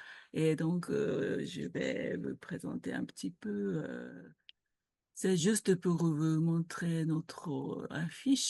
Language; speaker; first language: French; non-native, fluent; Japanese